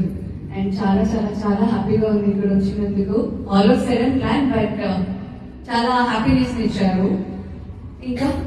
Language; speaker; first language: Telugu; non-native, fluent; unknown